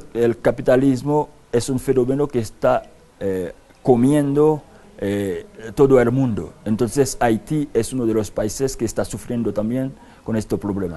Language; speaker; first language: Spanish; non-native, fluent; Haitian Creole